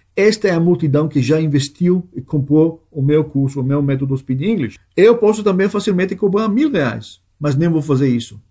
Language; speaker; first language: Portuguese; non-native, fluent; Hebrew